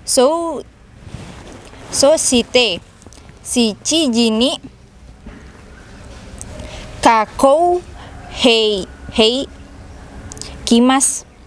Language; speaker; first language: Japanese; non-native, learner; Indonesian